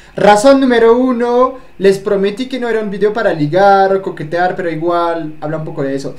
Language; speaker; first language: Spanish; non-native, fluent; French